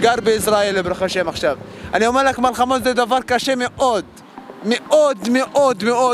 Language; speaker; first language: Hebrew; non-native, learner; Arabic